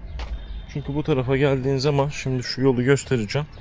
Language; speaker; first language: Turkish; native; Turkish